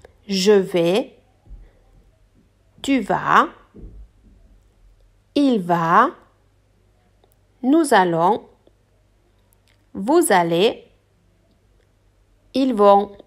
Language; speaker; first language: French; non-native, fluent; Italian